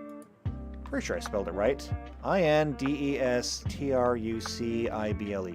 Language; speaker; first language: English; native; English